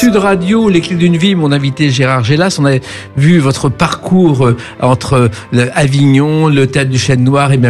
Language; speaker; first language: French; native; French